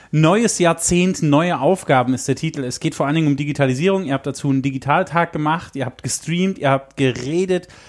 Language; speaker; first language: German; native; German